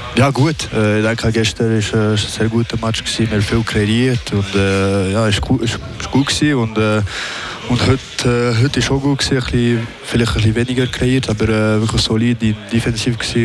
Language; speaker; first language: German; non-native, fluent; French